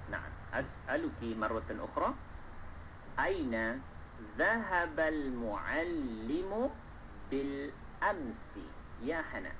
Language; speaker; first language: Arabic; non-native, fluent; Malay